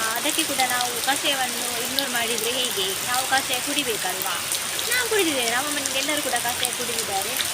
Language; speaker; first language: Kannada; non-native, local second language; Tulu